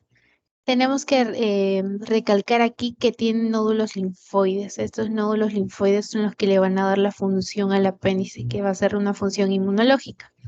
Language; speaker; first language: Spanish; native; Spanish